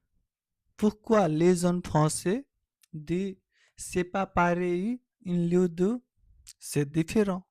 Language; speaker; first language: French; non-native, learner; Nepali